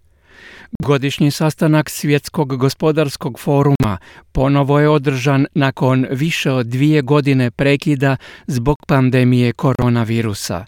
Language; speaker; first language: Croatian; native; Croatian